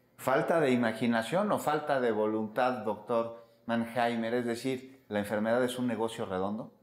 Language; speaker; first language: Spanish; native; Spanish